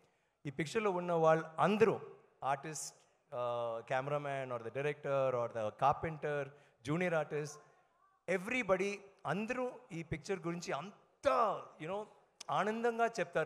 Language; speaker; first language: Telugu; non-native, fluent; Tamil